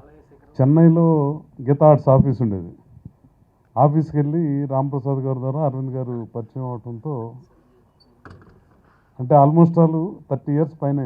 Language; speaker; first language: Telugu; native; Telugu